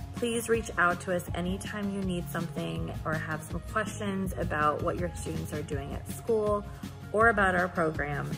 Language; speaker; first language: English; native; English